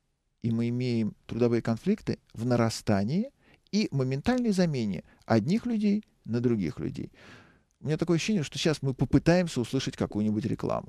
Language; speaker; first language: Russian; native; Russian